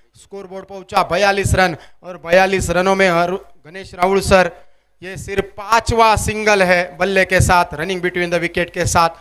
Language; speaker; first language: Hindi; non-native, local second language; Marathi